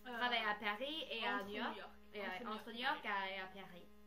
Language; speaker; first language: French; non-native, learner; English